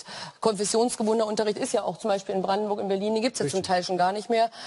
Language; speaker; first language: German; native; German